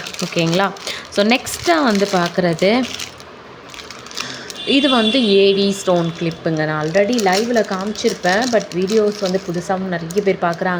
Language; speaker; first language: Tamil; native; Tamil